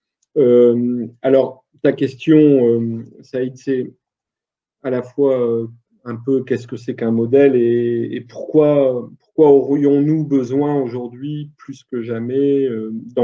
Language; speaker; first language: French; native; French